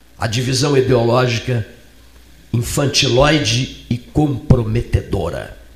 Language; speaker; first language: Portuguese; native; Portuguese